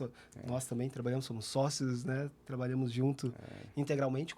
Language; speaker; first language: Portuguese; native; Portuguese